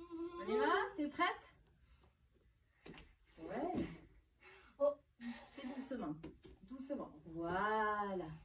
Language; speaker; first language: French; native; French